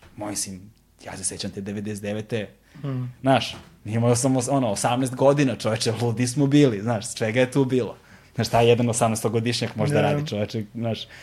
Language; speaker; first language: Serbian; native; Serbian